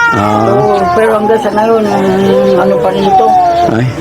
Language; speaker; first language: Filipino; native; Filipino